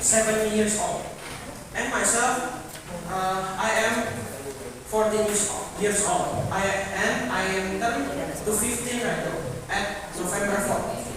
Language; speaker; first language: English; non-native, learner; Indonesian